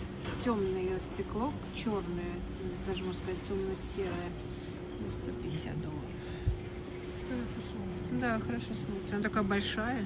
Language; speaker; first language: Russian; native; Russian